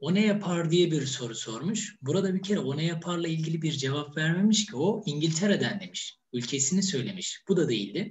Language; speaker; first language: Turkish; native; Turkish